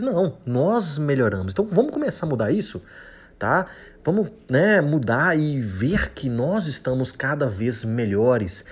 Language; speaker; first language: Portuguese; native; Portuguese